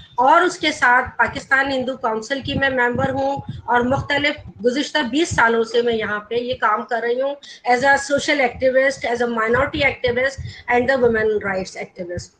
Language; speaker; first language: Urdu; non-native, local second language; Gujarati